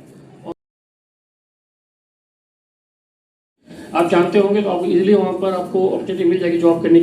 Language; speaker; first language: Hindi; native; Hindi